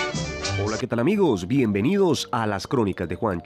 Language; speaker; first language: Spanish; native; Spanish